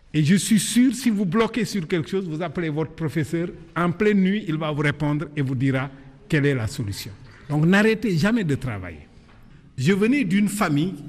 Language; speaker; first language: French; non-native, local second language; Wolof